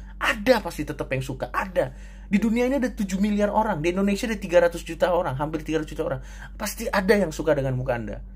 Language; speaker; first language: Indonesian; native; Indonesian